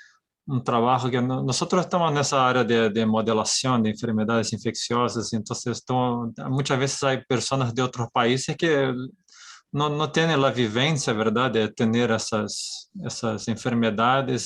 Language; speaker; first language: Spanish; non-native, fluent; Portuguese